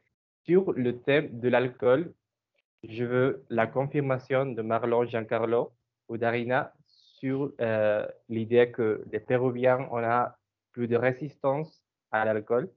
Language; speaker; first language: French; non-native, learner; Spanish